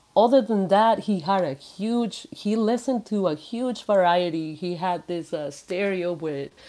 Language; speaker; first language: English; non-native, fluent; Spanish